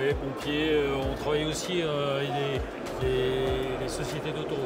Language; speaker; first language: French; native; French